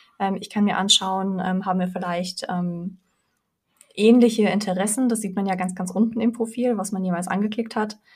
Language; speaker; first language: German; early bilingual, other home language; Russian